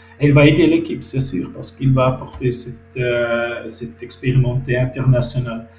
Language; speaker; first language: French; non-native, local second language; Swiss German